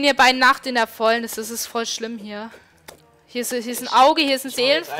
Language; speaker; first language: German; native; German